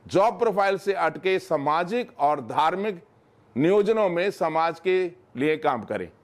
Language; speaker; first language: Hindi; native; Hindi